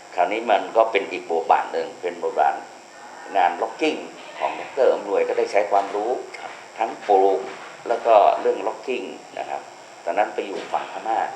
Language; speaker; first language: Thai; native; Thai